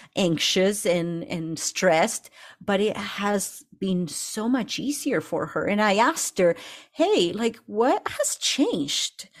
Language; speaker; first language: English; early bilingual, other home language; Spanish